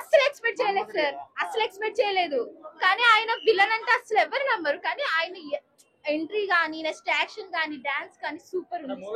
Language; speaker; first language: Telugu; native; Telugu